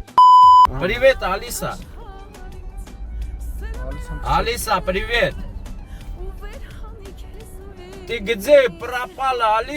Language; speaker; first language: Russian; non-native, learner; Armenian